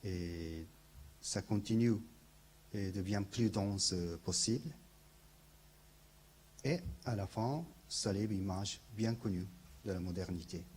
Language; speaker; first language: French; non-native, learner; Japanese